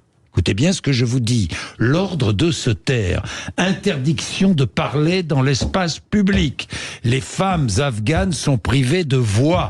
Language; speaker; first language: French; native; French